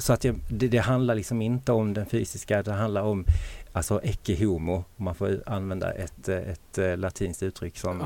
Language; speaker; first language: Swedish; native; Swedish